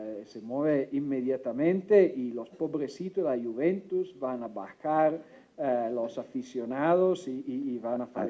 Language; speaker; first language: Spanish; non-native, fluent; Italian